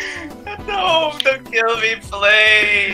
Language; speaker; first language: English; native; English